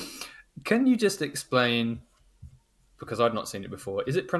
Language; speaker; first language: English; native; English